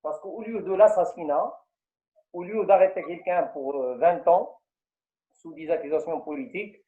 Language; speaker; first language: French; non-native, local second language; Arabic